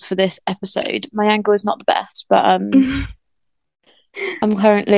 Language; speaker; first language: English; native; English